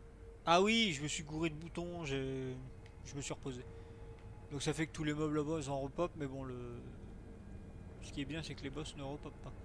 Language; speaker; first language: French; native; French